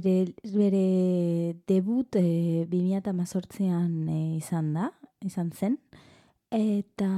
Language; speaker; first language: Basque; non-native, learner; Spanish